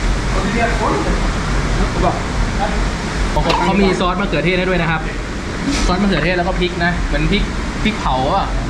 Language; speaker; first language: Thai; native; Thai